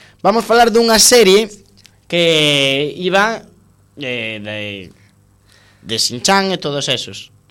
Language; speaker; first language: Galician; non-native, local second language; Spanish